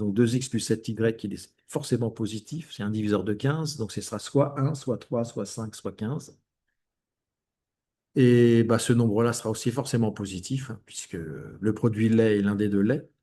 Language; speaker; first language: French; native; French